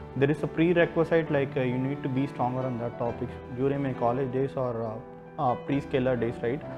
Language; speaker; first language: English; non-native, local second language; Tamil